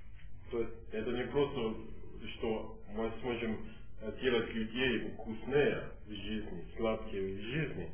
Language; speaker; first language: Russian; non-native, fluent; English